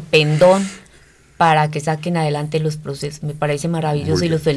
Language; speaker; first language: Spanish; native; Spanish